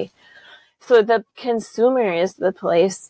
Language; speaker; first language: English; native; English